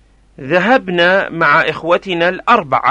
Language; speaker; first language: Arabic; non-native, fluent; Persian